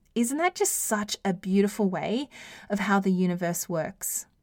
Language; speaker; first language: English; native; English